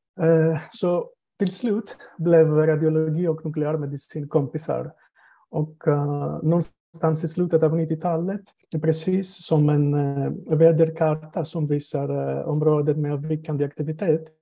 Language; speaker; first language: Swedish; non-native, fluent; Greek